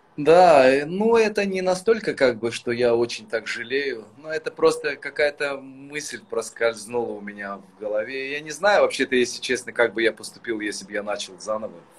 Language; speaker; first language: Russian; native; Russian